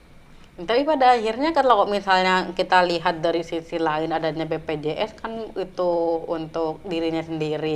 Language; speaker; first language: Indonesian; native; Indonesian